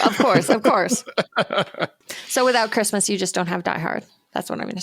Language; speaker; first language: English; native; English